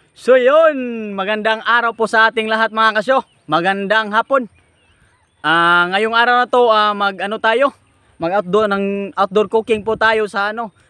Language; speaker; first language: Filipino; non-native, local second language; Cebuano